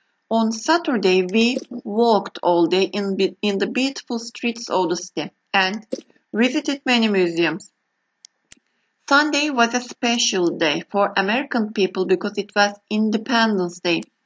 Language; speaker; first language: English; non-native, fluent; Turkish